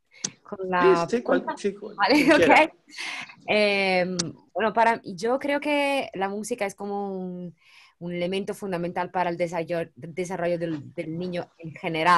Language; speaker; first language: Spanish; non-native, fluent; Italian